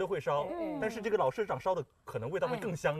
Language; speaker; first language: Chinese; native; Chinese